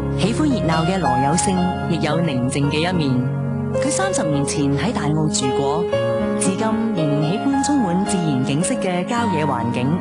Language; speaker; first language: Cantonese; native; Cantonese